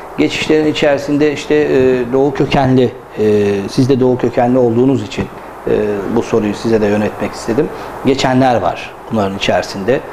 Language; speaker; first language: Turkish; native; Turkish